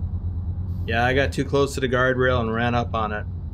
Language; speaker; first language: English; native; English